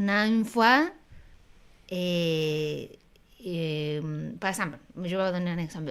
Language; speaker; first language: French; non-native, fluent; Spanish